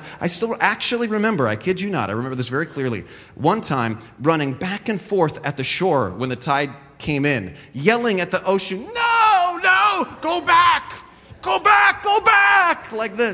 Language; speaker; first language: English; native; English